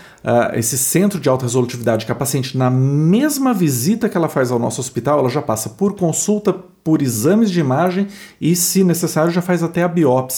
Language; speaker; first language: Portuguese; native; Portuguese